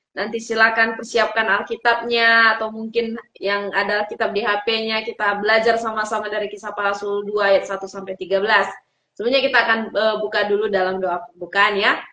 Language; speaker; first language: Indonesian; native; Indonesian